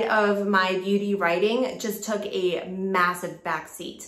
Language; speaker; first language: English; native; English